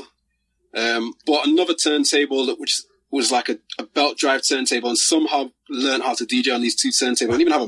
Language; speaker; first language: English; native; English